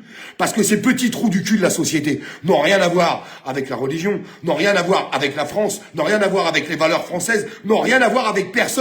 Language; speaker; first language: French; native; French